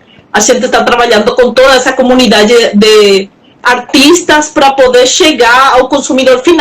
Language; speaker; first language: Portuguese; non-native, local second language; Spanish